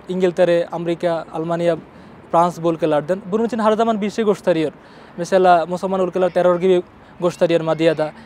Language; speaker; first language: Turkish; non-native, learner; Bangla